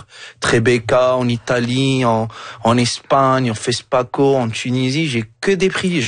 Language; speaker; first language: French; non-native, local second language; Arabic